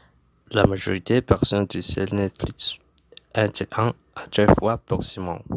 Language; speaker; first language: French; non-native, learner; Spanish